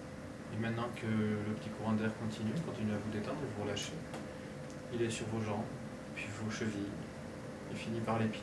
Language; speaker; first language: French; native; French